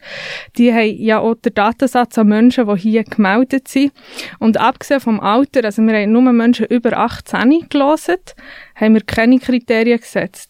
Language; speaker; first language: German; native; German